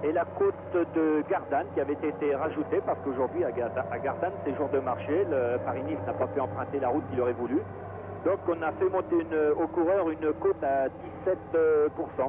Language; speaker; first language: French; native; French